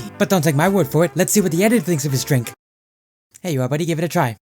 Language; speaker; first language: English; native; English